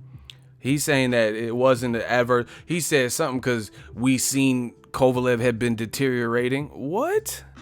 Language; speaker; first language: English; native; English